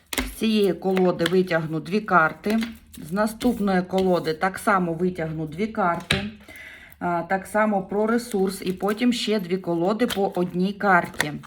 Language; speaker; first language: Ukrainian; non-native, local second language; Russian